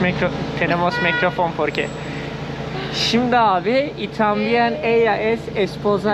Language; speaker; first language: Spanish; non-native, learner; Turkish